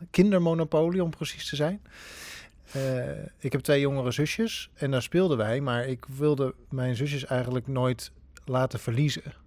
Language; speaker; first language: Dutch; native; Dutch